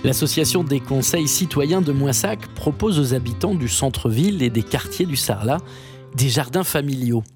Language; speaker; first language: French; native; French